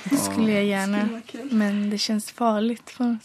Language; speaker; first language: Swedish; early bilingual, other home language; Polish